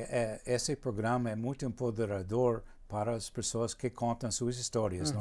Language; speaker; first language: Portuguese; non-native, fluent; English